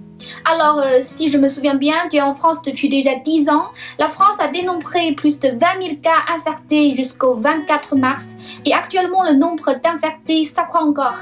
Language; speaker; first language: French; non-native, fluent; Chinese